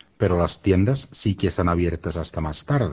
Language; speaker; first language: Spanish; non-native, fluent; Finnish